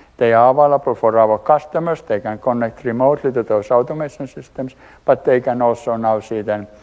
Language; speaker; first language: English; non-native, fluent; Finnish